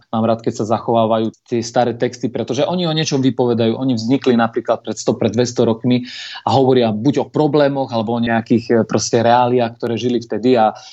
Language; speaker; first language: Slovak; non-native, local second language; Rusyn